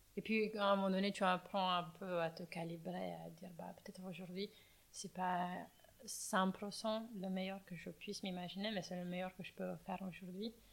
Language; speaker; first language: French; non-native, fluent; Romanian